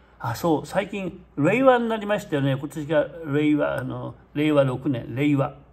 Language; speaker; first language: Japanese; native; Japanese